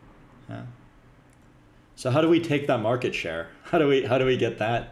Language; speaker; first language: English; native; English